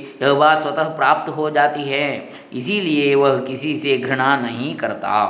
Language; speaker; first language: Hindi; non-native, local second language; Kannada